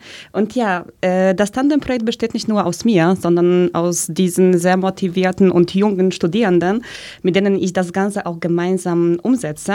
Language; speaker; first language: German; early bilingual, other home language; Polish